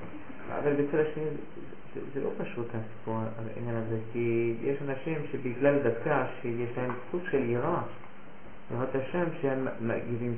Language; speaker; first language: Hebrew; non-native, fluent; French